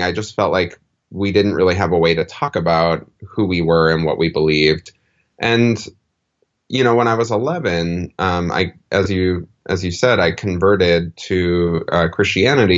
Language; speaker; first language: English; native; English